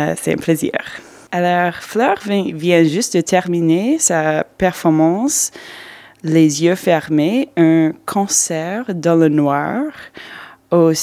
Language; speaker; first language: French; non-native, fluent; English